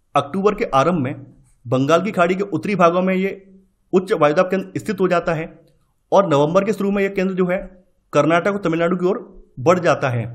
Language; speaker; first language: Hindi; native; Hindi